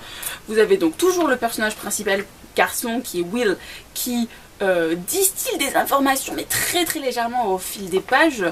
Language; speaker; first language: French; native; French